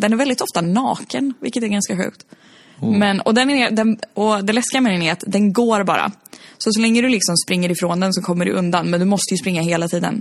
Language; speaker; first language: Swedish; native; Swedish